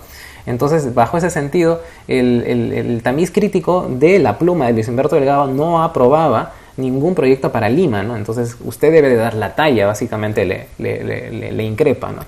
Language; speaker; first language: Spanish; native; Spanish